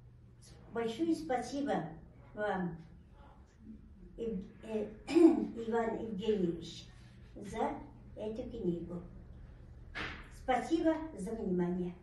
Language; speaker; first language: Russian; non-native, local second language; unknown